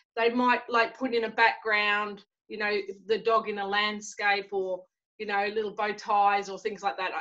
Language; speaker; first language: English; native; English